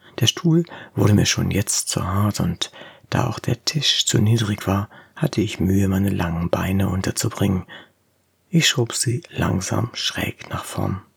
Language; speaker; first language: German; native; German